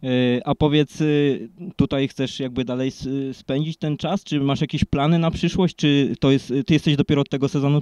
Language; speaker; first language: Polish; native; Polish